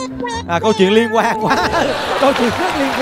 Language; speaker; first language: Vietnamese; native; Vietnamese